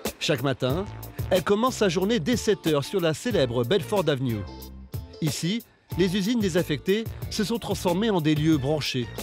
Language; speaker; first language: French; native; French